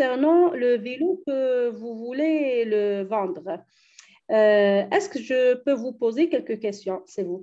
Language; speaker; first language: French; non-native, learner; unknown